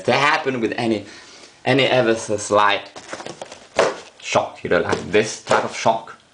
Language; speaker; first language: English; non-native, fluent; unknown